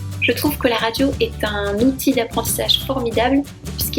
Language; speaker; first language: French; native; French